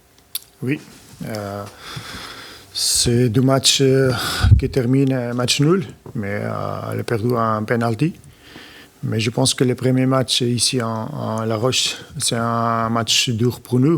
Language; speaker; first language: French; non-native, learner; Portuguese